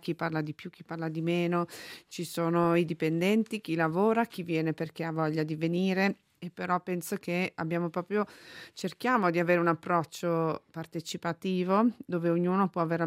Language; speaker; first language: Italian; native; Italian